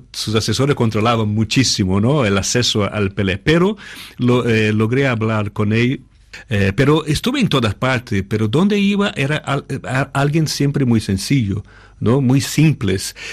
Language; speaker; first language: Spanish; non-native, fluent; Portuguese